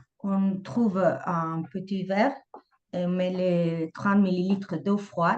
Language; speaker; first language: French; non-native, fluent; Spanish